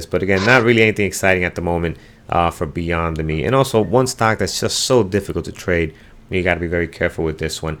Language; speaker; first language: English; native; English